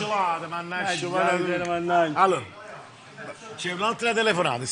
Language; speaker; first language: Italian; native; Italian